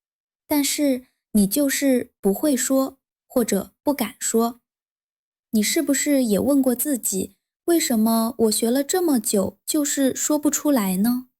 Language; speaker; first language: Chinese; non-native, fluent; Vietnamese